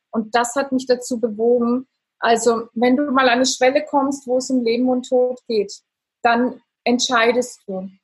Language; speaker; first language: German; non-native, fluent; Italian